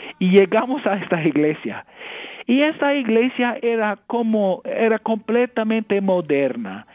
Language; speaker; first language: Spanish; early bilingual, heritage; Spanish